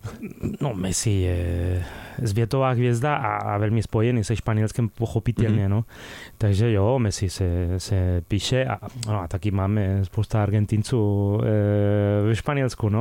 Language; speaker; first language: Czech; non-native, fluent; Spanish